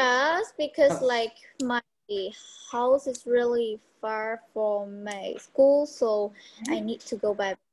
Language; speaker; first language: English; non-native, learner; Vietnamese